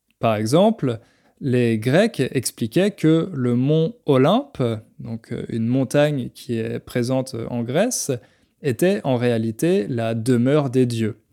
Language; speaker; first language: French; native; French